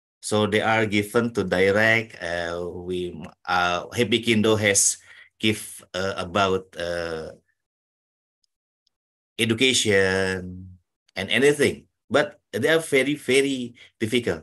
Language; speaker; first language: English; non-native, learner; Indonesian